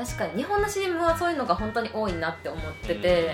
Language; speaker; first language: Japanese; native; Japanese